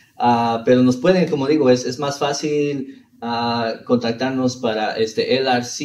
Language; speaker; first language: Spanish; early bilingual, heritage; Spanish